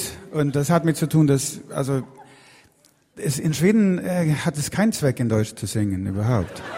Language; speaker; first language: German; non-native, fluent; Swedish